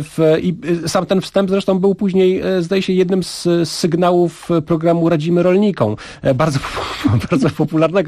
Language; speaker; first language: Polish; native; Polish